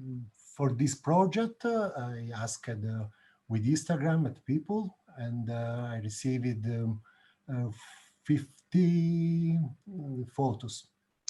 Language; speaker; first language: English; non-native, learner; Italian